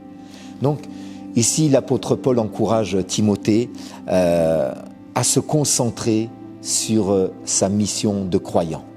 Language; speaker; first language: French; native; French